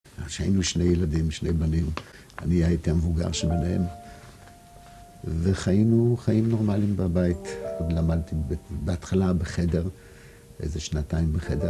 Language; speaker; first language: Hebrew; non-native, fluent; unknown